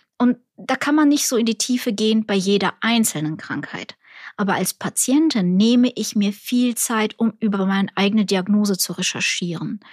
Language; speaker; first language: German; early bilingual, other home language; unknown